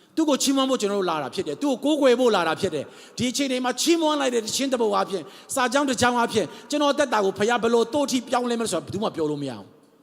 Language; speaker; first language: Burmese; non-native, local second language; Tedim Chin